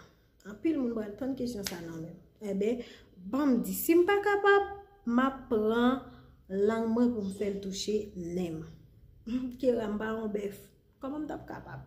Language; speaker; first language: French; non-native, learner; Haitian Creole